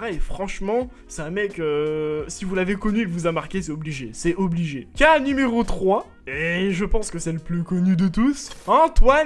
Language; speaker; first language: French; native; French